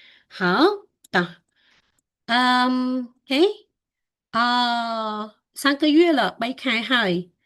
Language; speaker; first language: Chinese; non-native, fluent; Khmer